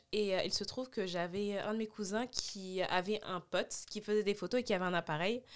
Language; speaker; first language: French; native; French